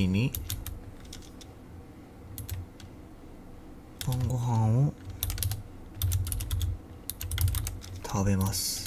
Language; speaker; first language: Japanese; non-native, learner; English